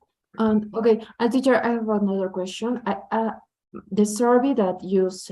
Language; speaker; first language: English; non-native, learner; Spanish